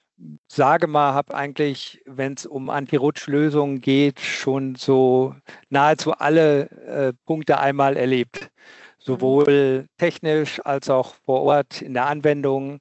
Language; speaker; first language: German; native; German